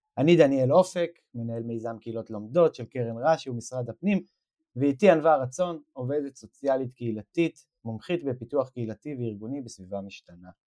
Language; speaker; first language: Hebrew; native; Hebrew